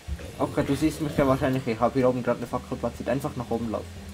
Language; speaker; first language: German; native; German